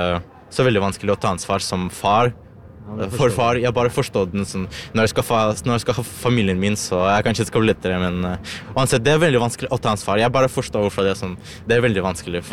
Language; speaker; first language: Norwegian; non-native, learner; Ukrainian